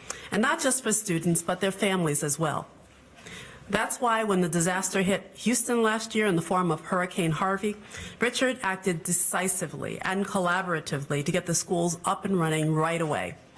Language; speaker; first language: English; native; English